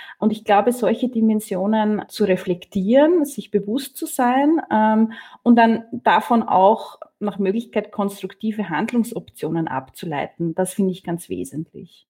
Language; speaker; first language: German; native; German